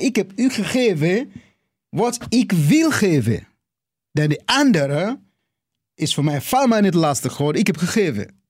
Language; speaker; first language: Dutch; non-native, fluent; English